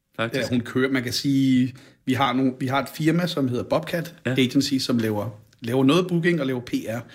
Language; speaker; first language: Danish; native; Danish